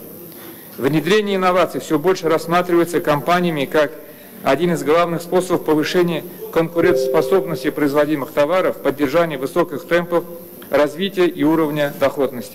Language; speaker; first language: Russian; native; Russian